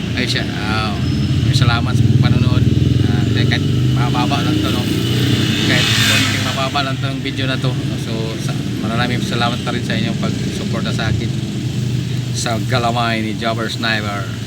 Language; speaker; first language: Filipino; non-native, local second language; Hiligaynon